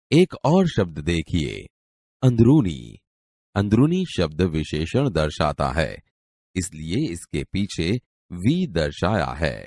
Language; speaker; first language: Hindi; non-native, local second language; Gujarati